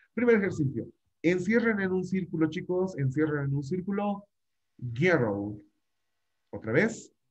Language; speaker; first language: Spanish; native; Spanish